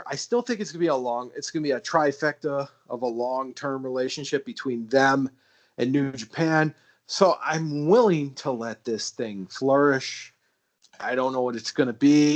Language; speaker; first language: English; native; English